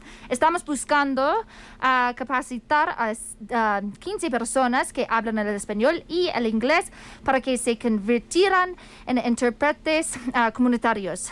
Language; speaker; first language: Spanish; non-native, fluent; English